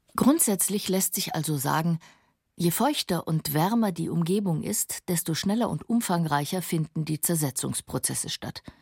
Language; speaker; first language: German; native; German